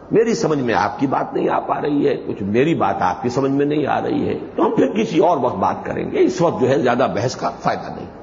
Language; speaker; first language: Urdu; native; Urdu